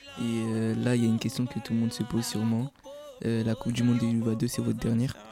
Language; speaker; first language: French; native; French